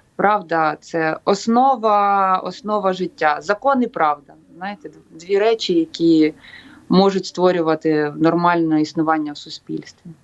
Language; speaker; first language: Ukrainian; native; Ukrainian